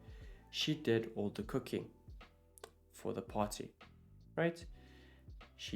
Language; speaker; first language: English; non-native, fluent; Italian